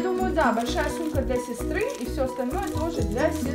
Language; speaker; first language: Russian; native; Russian